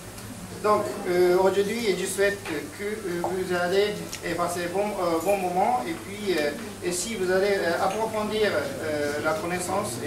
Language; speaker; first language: French; non-native, fluent; Japanese